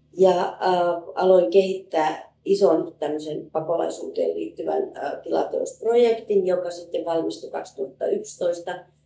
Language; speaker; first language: Finnish; native; Finnish